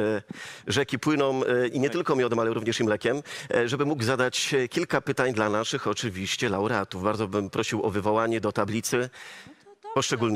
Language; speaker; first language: Polish; native; Polish